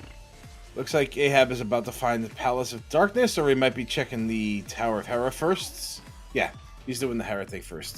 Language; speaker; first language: English; native; English